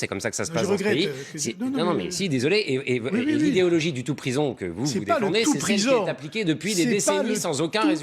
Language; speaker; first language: French; native; French